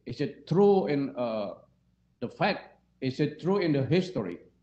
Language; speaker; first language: English; non-native, fluent; Indonesian